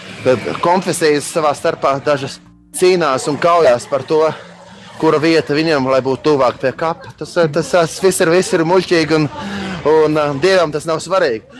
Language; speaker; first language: Latvian; native; Latvian